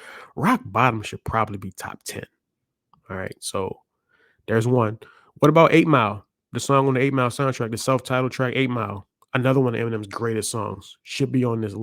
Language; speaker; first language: English; native; English